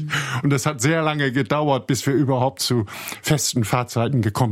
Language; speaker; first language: German; native; German